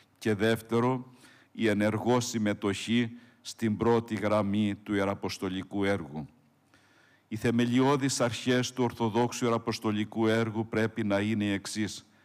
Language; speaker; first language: Greek; native; Greek